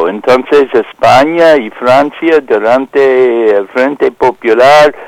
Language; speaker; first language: Spanish; non-native, fluent; English